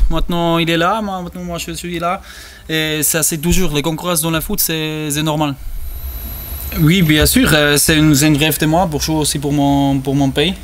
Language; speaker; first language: French; non-native, learner; German